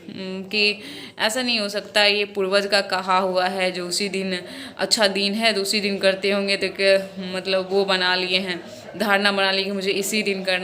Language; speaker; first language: Hindi; non-native, local second language; Maithili